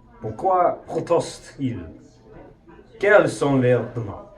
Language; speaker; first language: French; non-native, learner; English